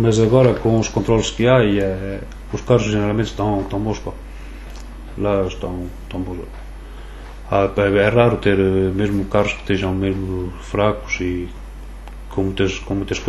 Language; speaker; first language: Portuguese; early bilingual, other home language; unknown